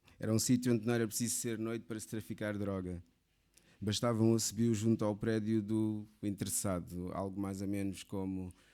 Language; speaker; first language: Portuguese; early bilingual, other home language; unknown